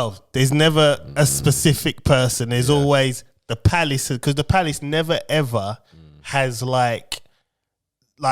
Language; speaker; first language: English; native; English